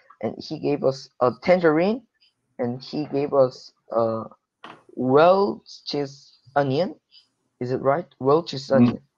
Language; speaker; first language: English; non-native, learner; Korean